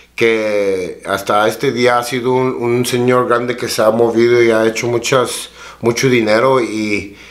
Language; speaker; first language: Spanish; early bilingual, heritage; Spanish